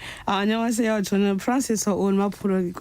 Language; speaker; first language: Korean; non-native, fluent; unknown